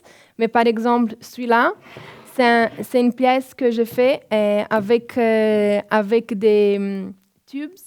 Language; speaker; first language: French; non-native, fluent; Portuguese